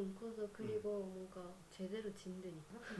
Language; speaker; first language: Korean; non-native, learner; Japanese